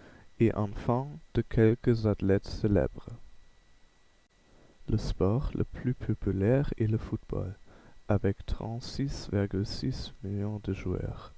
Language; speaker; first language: French; non-native, learner; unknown